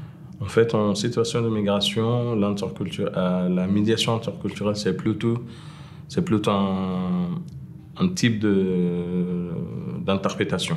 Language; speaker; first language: French; non-native, fluent; Arabic